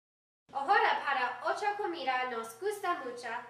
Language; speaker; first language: Spanish; non-native, learner; English